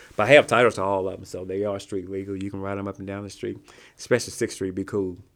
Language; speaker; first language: English; native; English